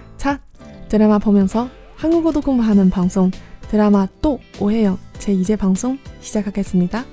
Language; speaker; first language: Korean; non-native, fluent; Chinese